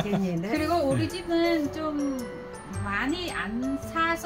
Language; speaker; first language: Korean; non-native, learner; Vietnamese